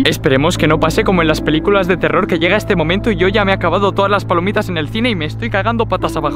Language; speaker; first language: Spanish; native; Spanish